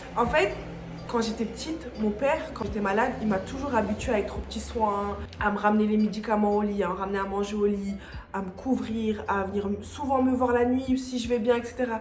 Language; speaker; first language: French; early bilingual, other home language; Arabic